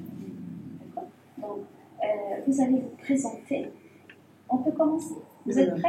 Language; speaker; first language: French; non-native, fluent; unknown